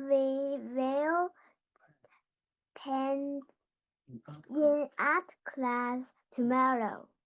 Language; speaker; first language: English; non-native, learner; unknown